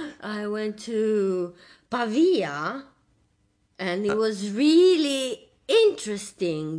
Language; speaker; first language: English; non-native, learner; Italian